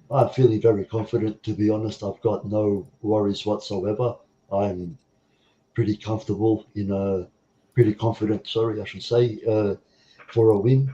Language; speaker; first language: English; native; English